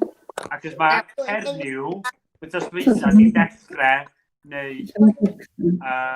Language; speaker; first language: Welsh; native; Welsh